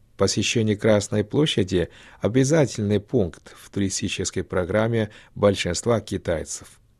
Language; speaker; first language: Russian; non-native, fluent; Chinese